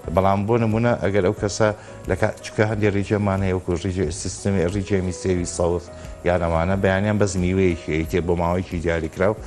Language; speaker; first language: Central Kurdish; native; Central Kurdish